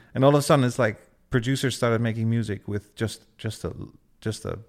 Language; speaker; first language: English; non-native, fluent; Dutch